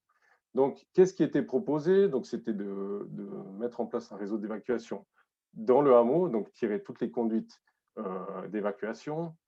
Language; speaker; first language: French; native; French